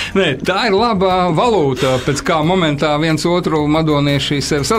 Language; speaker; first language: Latvian; native; Latvian